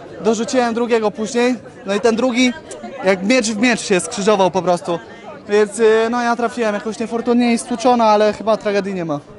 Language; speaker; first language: Polish; native; Polish